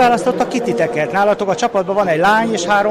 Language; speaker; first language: Hungarian; native; Hungarian